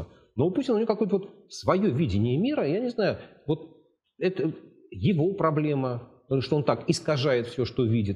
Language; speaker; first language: Russian; native; Russian